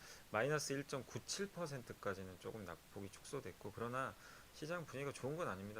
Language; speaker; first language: Korean; native; Korean